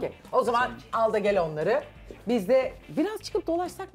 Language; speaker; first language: Turkish; native; Turkish